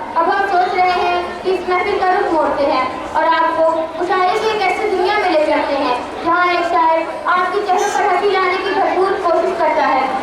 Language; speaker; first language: Urdu; native; Urdu